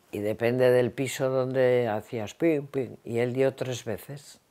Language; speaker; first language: Spanish; native; Spanish